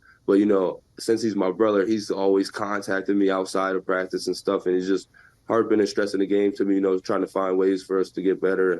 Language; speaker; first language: English; native; English